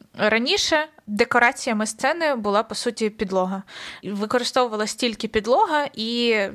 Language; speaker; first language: Ukrainian; native; Ukrainian